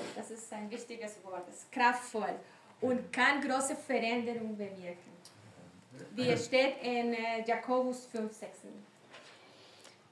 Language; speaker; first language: German; non-native, learner; Spanish